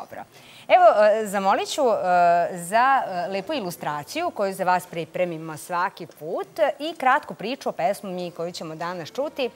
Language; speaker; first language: Serbian; native; Serbian